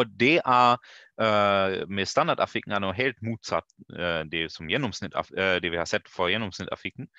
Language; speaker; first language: Norwegian; non-native, learner; German